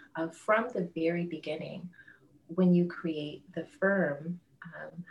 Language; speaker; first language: English; native; English